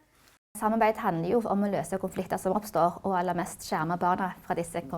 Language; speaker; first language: Norwegian; native; Norwegian